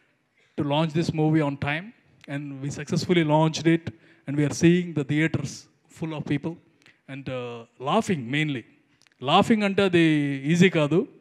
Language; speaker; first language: Telugu; native; Telugu